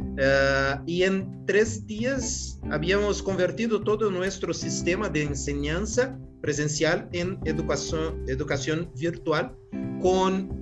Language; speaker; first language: Spanish; non-native, learner; Portuguese